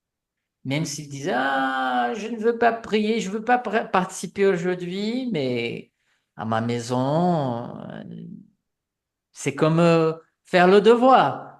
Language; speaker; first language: French; non-native, fluent; Portuguese